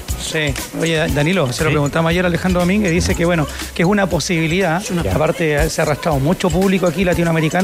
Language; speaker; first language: Spanish; native; Spanish